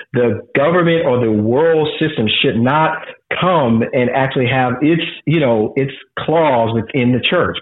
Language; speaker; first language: English; native; English